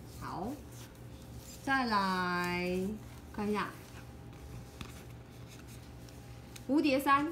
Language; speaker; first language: Chinese; native; Chinese